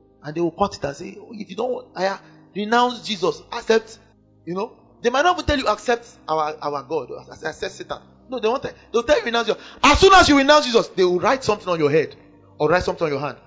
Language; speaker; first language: English; non-native, local second language; Igbo